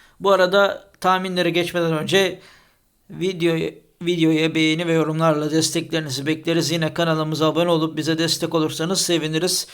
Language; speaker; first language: Turkish; native; Turkish